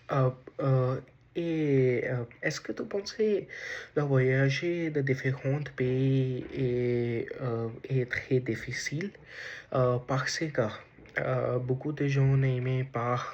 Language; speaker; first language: French; non-native, learner; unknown